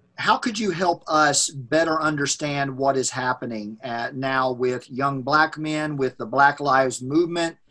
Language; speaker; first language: English; native; English